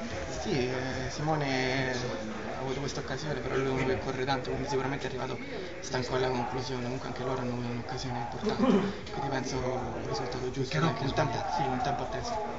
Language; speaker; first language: Italian; native; Italian